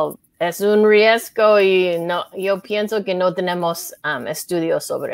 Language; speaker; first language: Spanish; non-native, learner; English